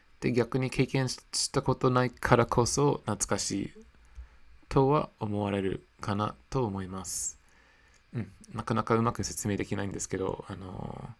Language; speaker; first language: Japanese; non-native, fluent; English